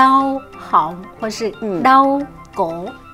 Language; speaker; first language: Chinese; non-native, local second language; Vietnamese